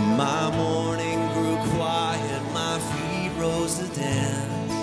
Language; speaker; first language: English; native; English